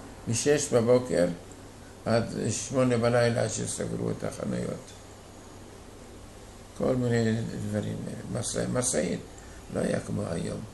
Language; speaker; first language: Hebrew; non-native, fluent; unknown